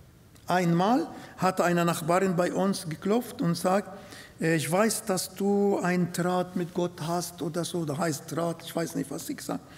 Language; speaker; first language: German; non-native, fluent; Arabic